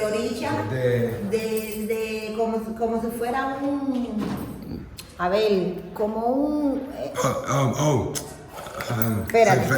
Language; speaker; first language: Spanish; native; Spanish